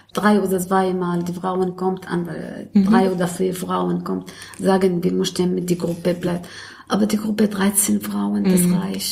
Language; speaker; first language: German; non-native, learner; Arabic